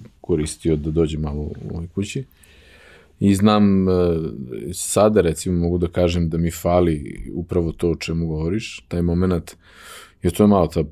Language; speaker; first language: Serbian; native; Serbian